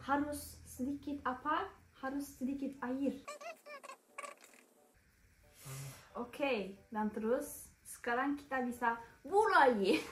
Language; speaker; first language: Indonesian; non-native, learner; Turkish